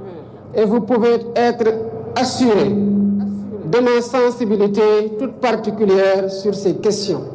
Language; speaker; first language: French; non-native, local second language; Wolof